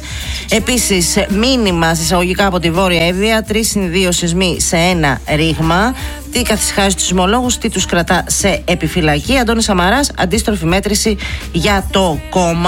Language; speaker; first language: Greek; native; Greek